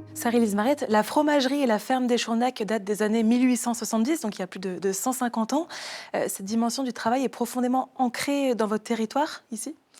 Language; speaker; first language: French; native; French